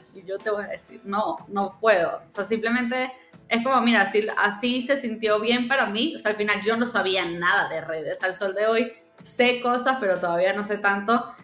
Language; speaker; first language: Spanish; native; Spanish